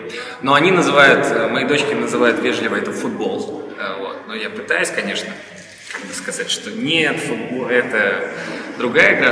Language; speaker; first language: Russian; native; Russian